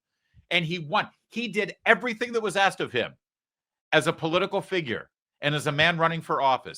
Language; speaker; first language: English; native; English